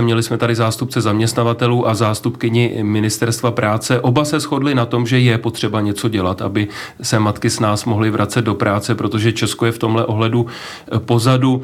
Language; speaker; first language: Czech; native; Czech